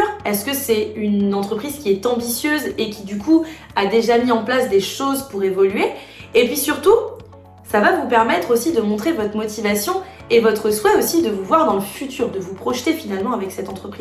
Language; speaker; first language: French; native; French